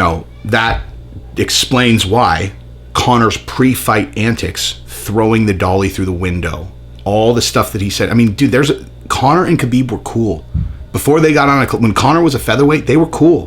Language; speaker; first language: English; native; English